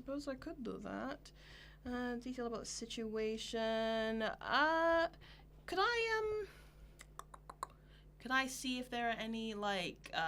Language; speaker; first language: English; native; English